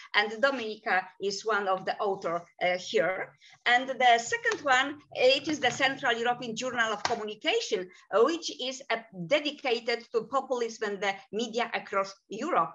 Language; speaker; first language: English; non-native, fluent; Polish